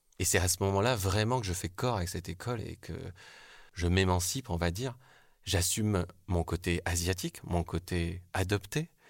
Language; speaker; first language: French; early bilingual, other home language; Korean